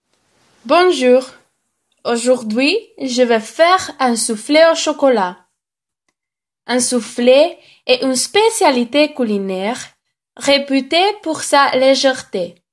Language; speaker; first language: French; non-native, learner; Slovenian